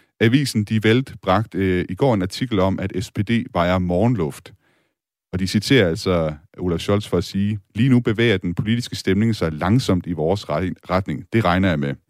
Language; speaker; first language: Danish; native; Danish